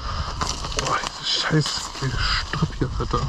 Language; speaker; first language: German; native; German